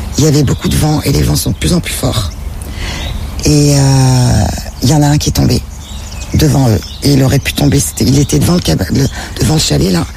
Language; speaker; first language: French; native; French